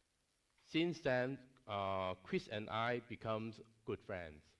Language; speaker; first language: English; non-native, learner; Cantonese